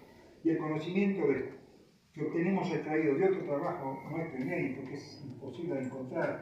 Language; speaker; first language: Spanish; native; Spanish